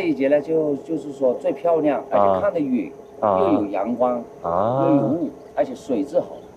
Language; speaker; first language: Chinese; native; Chinese